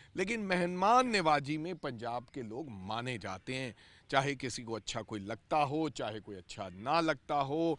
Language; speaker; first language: Hindi; non-native, local second language; Punjabi